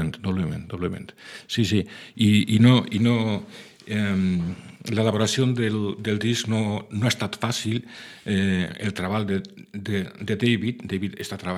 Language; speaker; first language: Catalan; non-native, local second language; Spanish